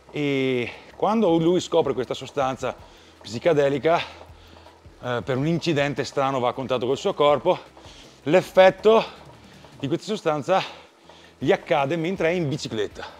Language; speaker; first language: Italian; non-native, local second language; Venetian